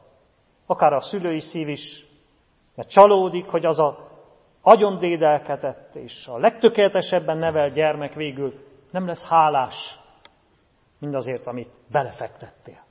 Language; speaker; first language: Hungarian; native; Hungarian